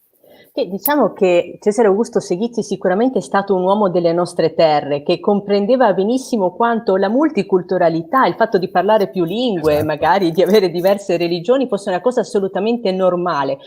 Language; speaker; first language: Italian; native; Italian